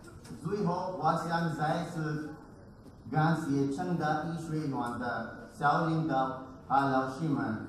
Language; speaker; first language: Chinese; non-native, learner; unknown